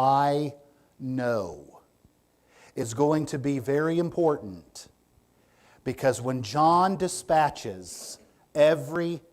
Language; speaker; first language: English; native; English